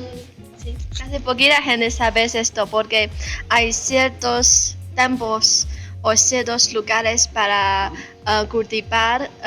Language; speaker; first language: Spanish; non-native, learner; Chinese